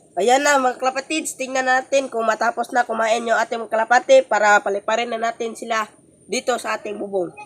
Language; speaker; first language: Filipino; non-native, local second language; Cebuano